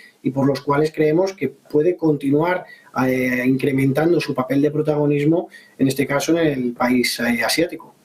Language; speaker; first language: Spanish; native; Spanish